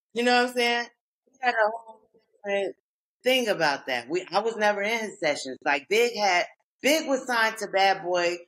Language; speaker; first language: English; native; English